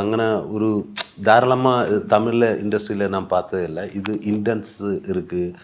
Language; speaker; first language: Tamil; non-native, learner; Malayalam